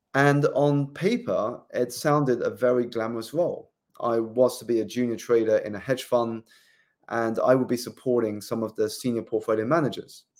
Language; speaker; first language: English; native; English